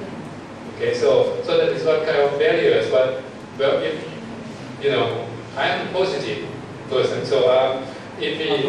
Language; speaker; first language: English; non-native, fluent; Thai